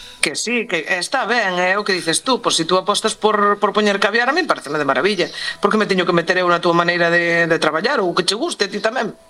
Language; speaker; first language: Galician; native; Galician